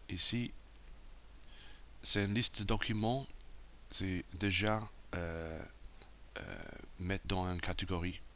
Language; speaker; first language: French; non-native, learner; English